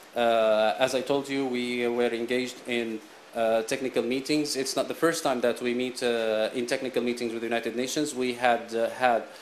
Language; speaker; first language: English; non-native, fluent; Arabic